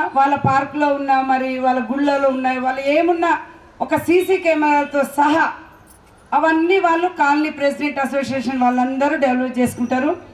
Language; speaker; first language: Telugu; native; Telugu